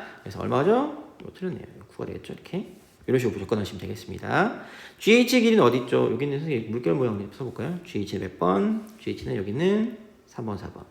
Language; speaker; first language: Korean; native; Korean